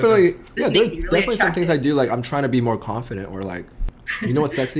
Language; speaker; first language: English; native; English